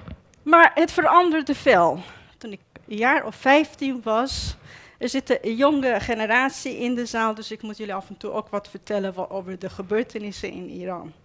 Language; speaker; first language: Dutch; non-native, fluent; Persian